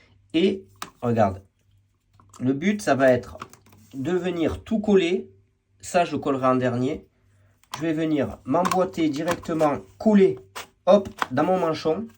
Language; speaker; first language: French; native; French